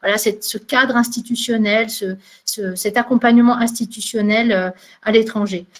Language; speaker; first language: French; native; French